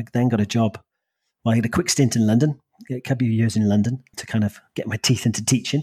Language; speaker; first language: English; native; English